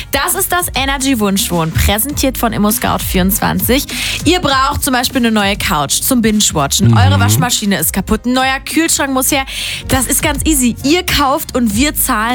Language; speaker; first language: German; native; German